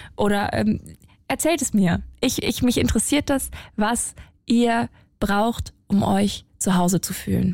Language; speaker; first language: German; native; German